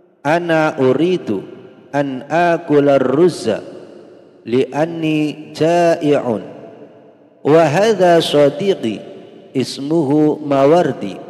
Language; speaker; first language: Arabic; non-native, fluent; Indonesian